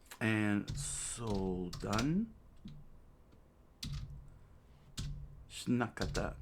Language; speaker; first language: Japanese; non-native, learner; English